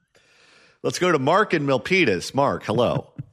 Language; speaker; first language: English; native; English